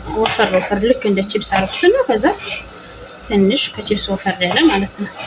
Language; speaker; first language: Amharic; native; Amharic